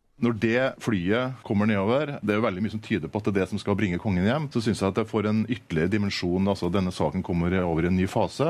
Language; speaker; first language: Norwegian; native; Norwegian